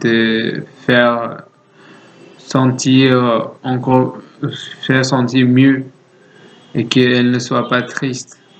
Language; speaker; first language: French; non-native, learner; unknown